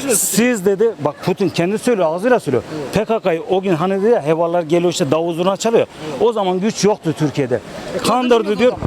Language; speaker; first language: Turkish; non-native, local second language; Kurdish